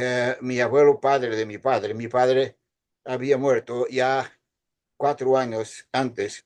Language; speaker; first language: Spanish; non-native, fluent; Portuguese